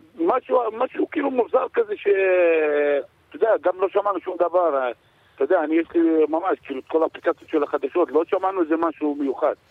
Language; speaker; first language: Hebrew; non-native, local second language; Arabic